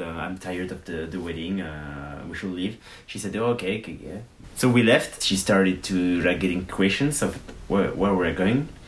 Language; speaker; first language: English; non-native, learner; French